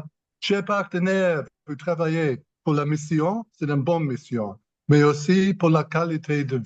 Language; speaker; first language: French; non-native, fluent; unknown